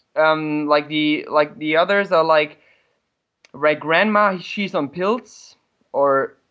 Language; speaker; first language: English; non-native, fluent; German